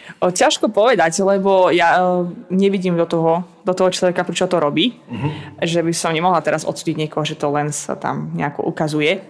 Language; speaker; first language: Slovak; non-native, fluent; Russian